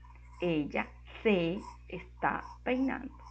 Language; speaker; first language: Spanish; non-native, fluent; Portuguese